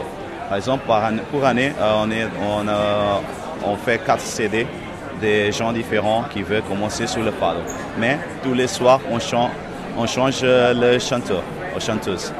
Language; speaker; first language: French; non-native, fluent; Portuguese